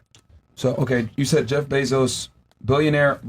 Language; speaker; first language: English; native; English